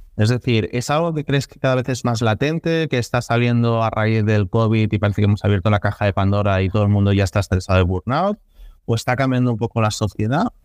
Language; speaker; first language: Spanish; native; Spanish